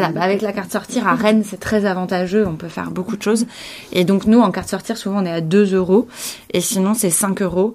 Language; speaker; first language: French; native; French